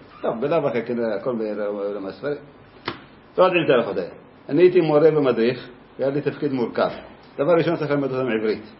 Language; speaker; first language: Hebrew; native; Hebrew